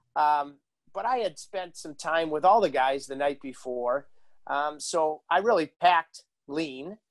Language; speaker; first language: English; native; English